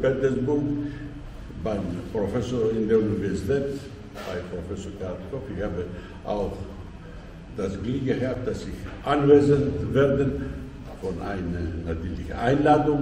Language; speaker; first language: German; non-native, fluent; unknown